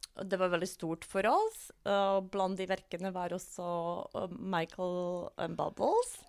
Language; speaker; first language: Norwegian; non-native, fluent; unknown